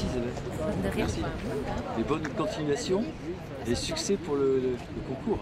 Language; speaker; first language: French; native; French